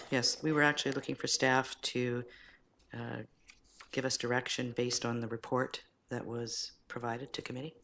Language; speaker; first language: English; native; English